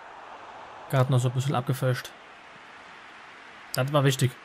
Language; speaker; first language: German; native; German